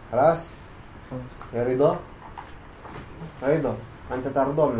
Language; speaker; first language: Arabic; non-native, fluent; Indonesian